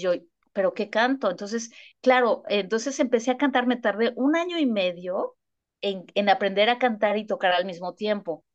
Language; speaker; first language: Spanish; native; Spanish